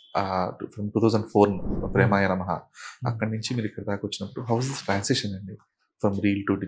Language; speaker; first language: Telugu; native; Telugu